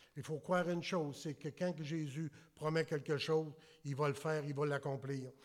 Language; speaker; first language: French; native; French